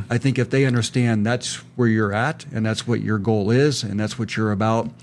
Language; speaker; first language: English; native; English